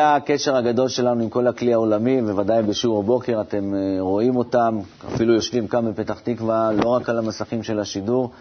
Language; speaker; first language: Hebrew; native; Hebrew